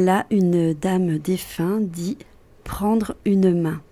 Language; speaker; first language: French; native; French